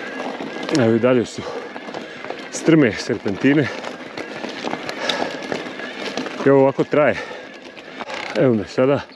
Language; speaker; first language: Croatian; native; Croatian